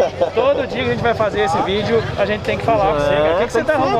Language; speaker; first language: Portuguese; native; Portuguese